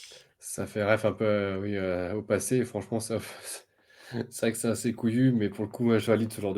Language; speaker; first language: French; native; French